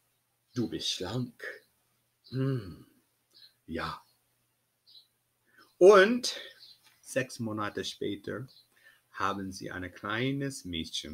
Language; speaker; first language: German; non-native, fluent; English